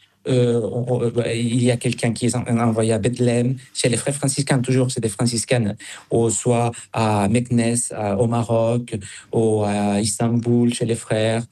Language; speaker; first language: French; non-native, fluent; Spanish